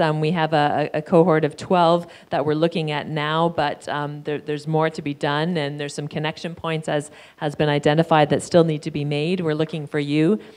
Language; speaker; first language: English; native; English